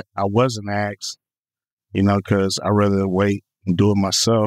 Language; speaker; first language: English; native; English